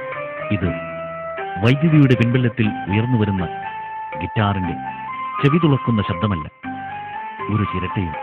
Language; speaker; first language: Malayalam; native; Malayalam